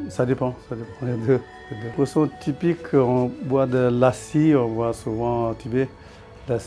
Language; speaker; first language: French; non-native, learner; Tibetan